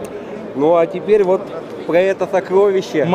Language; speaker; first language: Russian; native; Russian